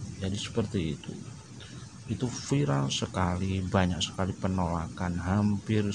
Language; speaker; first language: Indonesian; native; Indonesian